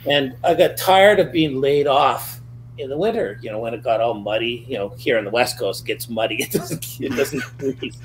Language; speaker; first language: English; native; English